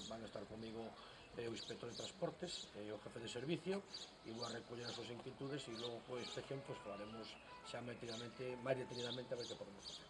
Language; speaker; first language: Galician; non-native, local second language; Spanish